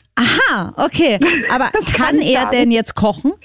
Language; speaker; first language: German; native; German